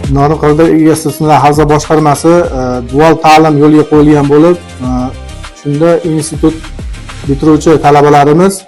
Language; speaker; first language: Uzbek; native; Uzbek